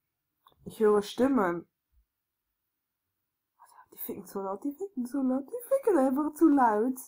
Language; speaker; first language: German; native; German